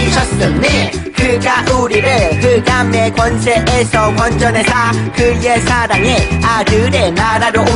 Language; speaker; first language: Korean; native; Korean